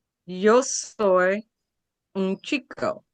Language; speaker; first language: Spanish; non-native, learner; English